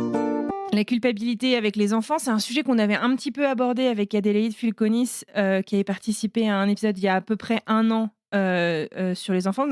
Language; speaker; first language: French; native; French